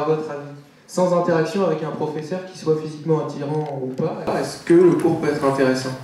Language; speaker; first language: French; native; French